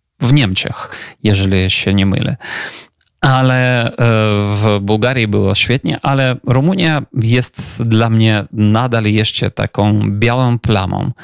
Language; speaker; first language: Polish; non-native, fluent; Ukrainian